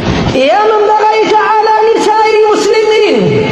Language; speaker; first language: Arabic; native; Arabic